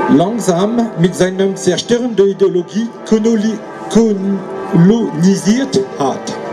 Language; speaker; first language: German; non-native, fluent; French